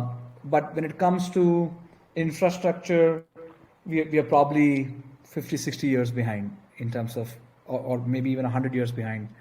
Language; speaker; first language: English; non-native, local second language; Gujarati